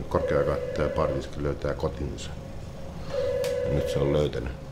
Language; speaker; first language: Finnish; native; Finnish